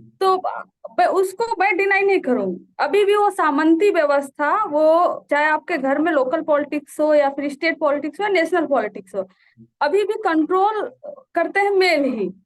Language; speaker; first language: Hindi; native; Hindi